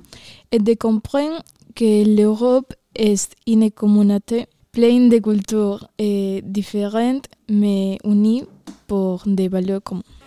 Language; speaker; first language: French; non-native, learner; Galician